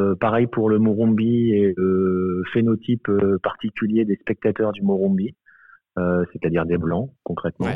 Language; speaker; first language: French; native; French